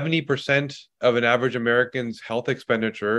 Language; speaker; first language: English; native; English